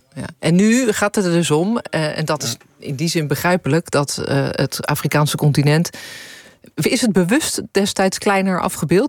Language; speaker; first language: Dutch; native; Dutch